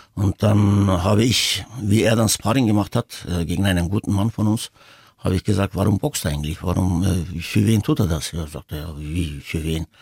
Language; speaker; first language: German; early bilingual, other home language; Turkish